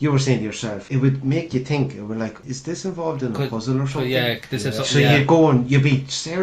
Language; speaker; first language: English; native; English